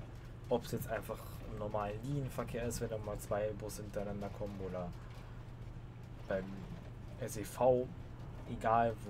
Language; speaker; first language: German; native; German